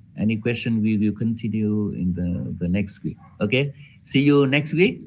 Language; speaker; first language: English; non-native, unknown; Vietnamese